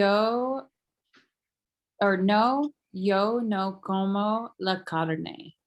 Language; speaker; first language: Spanish; non-native, learner; English